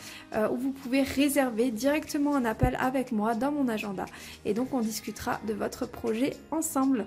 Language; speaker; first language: French; native; French